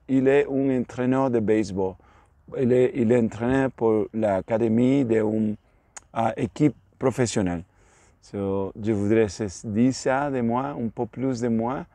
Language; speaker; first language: French; non-native, learner; Spanish